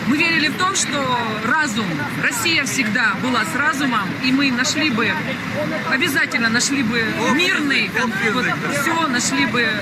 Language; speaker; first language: Russian; native; Russian